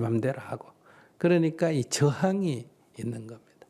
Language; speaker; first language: Korean; native; Korean